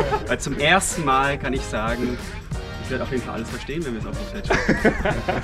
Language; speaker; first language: German; native; German